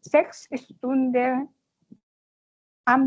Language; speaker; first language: German; non-native, learner; Filipino